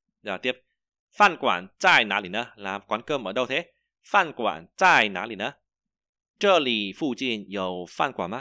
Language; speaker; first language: Chinese; non-native, fluent; Vietnamese